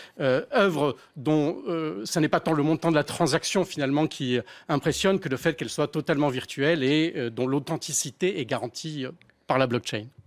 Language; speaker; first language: French; native; French